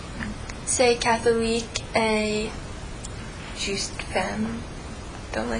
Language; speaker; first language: French; non-native, learner; English